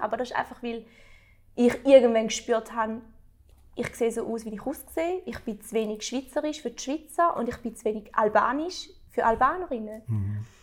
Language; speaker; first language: German; early bilingual, other home language; Albanian